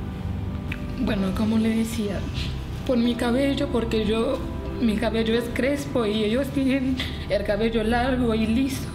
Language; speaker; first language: Spanish; non-native, fluent; Haitian Creole